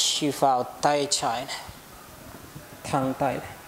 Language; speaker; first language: Vietnamese; non-native, learner; Hindi